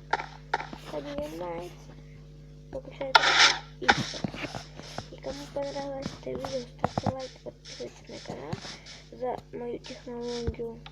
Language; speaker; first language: Russian; native; Russian